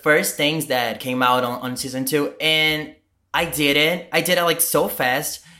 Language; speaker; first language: English; non-native, fluent; Portuguese